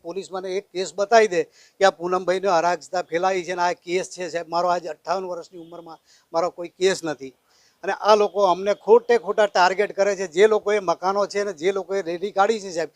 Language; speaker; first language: Gujarati; native; Gujarati